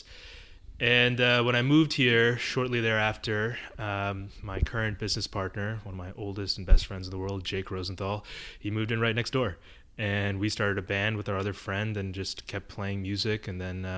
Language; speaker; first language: English; early bilingual, other home language; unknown